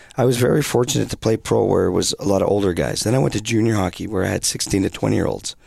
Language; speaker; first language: English; native; English